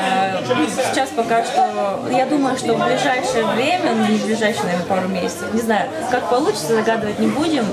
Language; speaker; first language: Russian; native; Russian